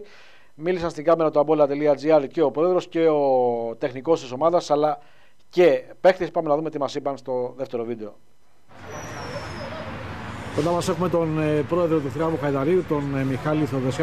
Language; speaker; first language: Greek; native; Greek